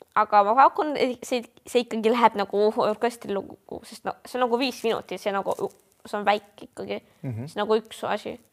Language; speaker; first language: Estonian; non-native, local second language; Russian